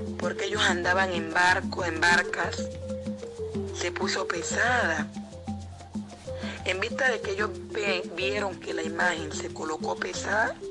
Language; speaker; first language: Spanish; native; Spanish